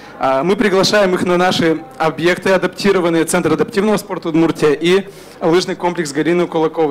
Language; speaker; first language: Russian; native; Russian